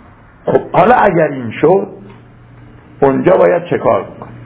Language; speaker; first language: Persian; native; Persian